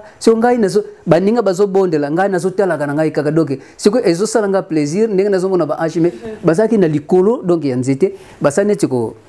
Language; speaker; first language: Lingala; non-native, local second language; Kituba (Democratic Republic of Congo)